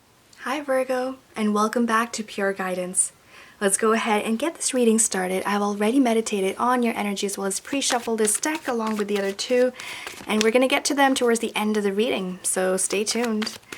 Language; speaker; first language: English; native; English